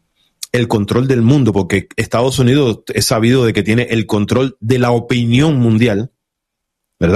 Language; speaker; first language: Spanish; native; Spanish